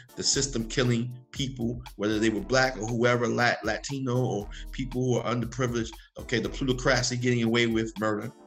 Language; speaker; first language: English; native; English